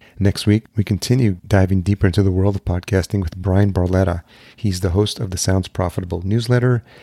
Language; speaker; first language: English; early bilingual, other home language; Spanish